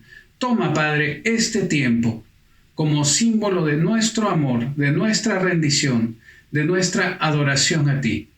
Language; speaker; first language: Spanish; native; Spanish